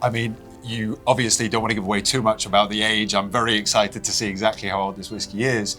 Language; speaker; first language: English; native; English